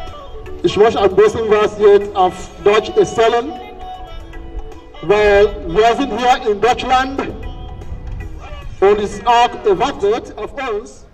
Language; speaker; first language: German; non-native, fluent; Igbo